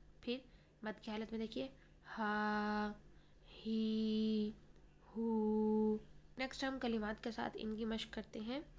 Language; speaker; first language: Urdu; native; Urdu